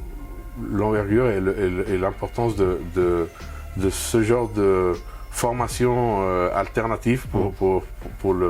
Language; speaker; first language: French; non-native, fluent; Spanish